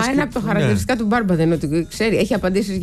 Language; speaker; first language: Greek; native; Greek